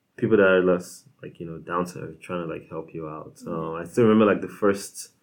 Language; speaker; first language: English; non-native, local second language; Igbo